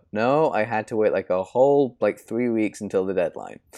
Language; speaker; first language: English; native; English